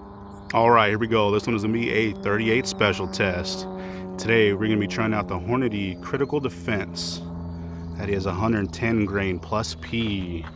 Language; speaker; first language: English; native; English